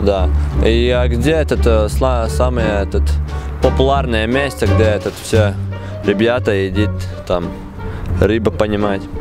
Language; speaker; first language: Russian; non-native, learner; Latvian